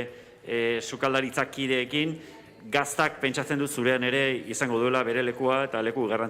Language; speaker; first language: Basque; native; Basque